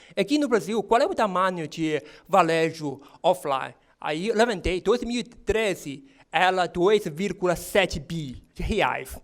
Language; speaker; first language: Portuguese; non-native, fluent; Chinese